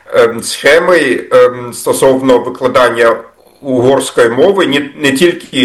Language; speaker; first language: Ukrainian; non-native, fluent; German